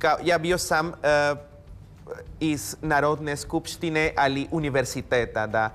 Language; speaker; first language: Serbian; non-native, learner; Spanish